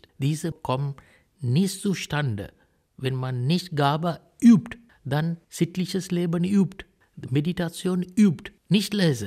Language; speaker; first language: German; non-native, fluent; Sinhala